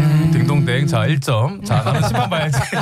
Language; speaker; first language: Korean; native; Korean